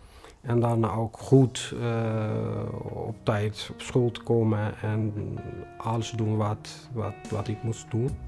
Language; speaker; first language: Dutch; non-native, fluent; Tigrinya